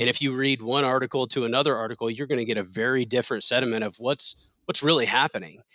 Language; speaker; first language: English; native; English